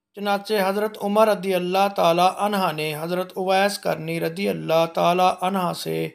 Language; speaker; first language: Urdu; non-native, local second language; Punjabi